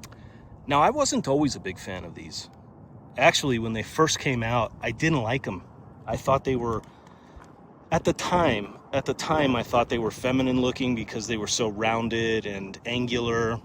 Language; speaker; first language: English; native; English